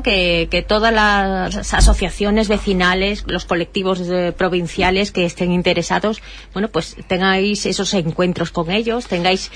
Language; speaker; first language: Spanish; native; Spanish